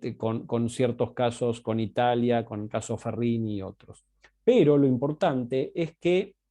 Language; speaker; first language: Spanish; native; Spanish